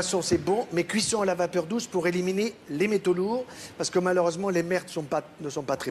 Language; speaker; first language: French; native; French